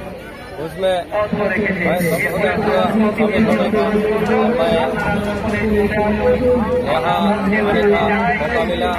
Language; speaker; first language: Hindi; non-native, local second language; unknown